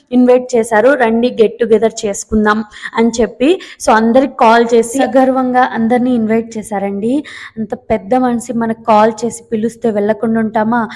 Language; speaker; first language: Telugu; non-native, local second language; Lambadi